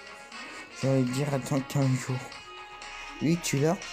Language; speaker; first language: French; native; French